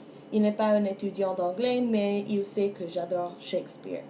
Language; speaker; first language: French; non-native, learner; English